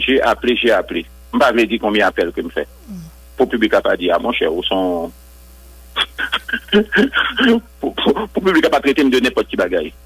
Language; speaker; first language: French; non-native, local second language; Haitian Creole